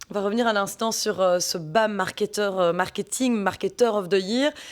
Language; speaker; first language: French; native; French